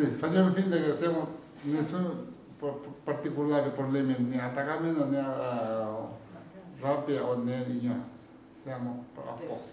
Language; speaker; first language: Italian; non-native, learner; Tibetan